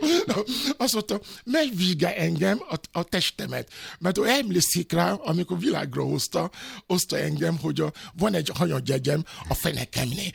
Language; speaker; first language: Hungarian; non-native, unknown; Yoruba